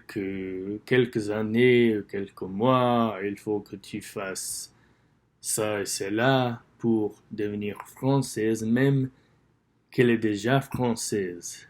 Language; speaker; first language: French; non-native, learner; English